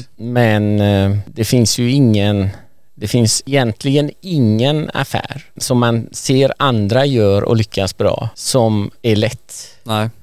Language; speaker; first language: Swedish; early bilingual, other home language; Persian